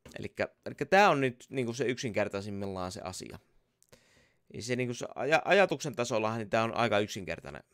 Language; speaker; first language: Finnish; native; Finnish